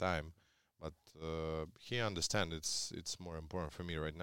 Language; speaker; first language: English; non-native, learner; Russian